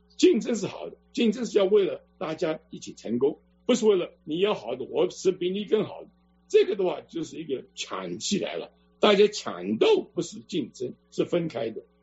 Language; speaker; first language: Chinese; non-native, local second language; Cantonese